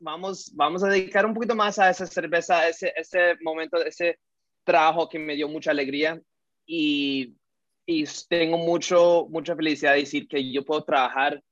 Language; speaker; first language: Spanish; early bilingual, heritage; Spanish